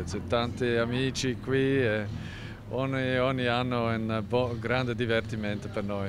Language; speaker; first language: Italian; non-native, learner; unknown